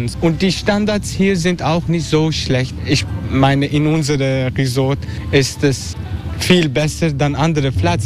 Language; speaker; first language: German; non-native, learner; Turkish